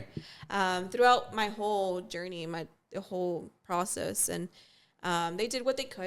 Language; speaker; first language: English; native; English